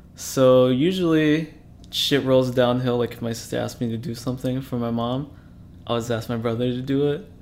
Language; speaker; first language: English; early bilingual, other home language; Filipino